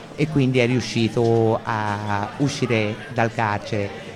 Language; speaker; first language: Italian; native; Italian